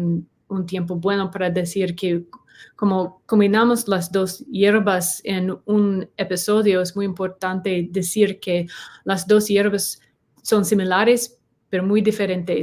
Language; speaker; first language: Spanish; non-native, learner; English